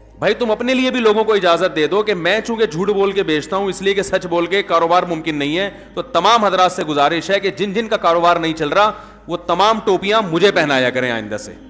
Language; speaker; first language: Urdu; native; Urdu